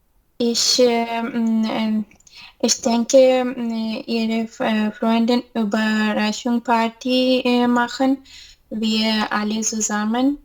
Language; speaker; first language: German; non-native, learner; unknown